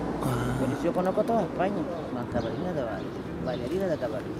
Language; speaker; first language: Spanish; non-native, fluent; Kabuverdianu